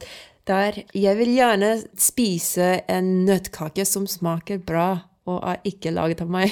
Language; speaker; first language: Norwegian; non-native, fluent; Swedish